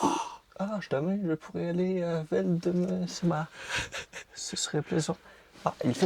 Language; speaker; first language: French; native; French